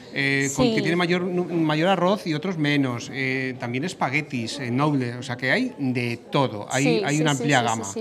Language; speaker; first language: Spanish; native; Spanish